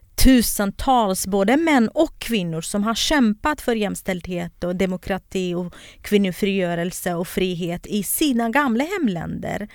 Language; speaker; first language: Swedish; non-native, fluent; Kurdish